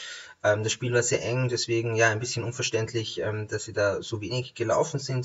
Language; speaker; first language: German; native; German